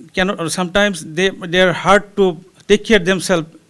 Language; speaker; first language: English; non-native, local second language; Bangla